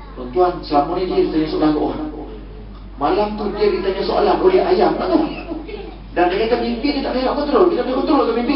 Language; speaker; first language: Malay; native; Malay